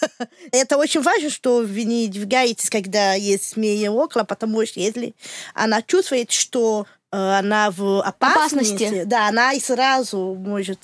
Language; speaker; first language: Russian; non-native, learner; Portuguese